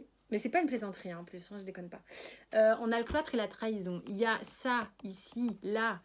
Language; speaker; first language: French; native; French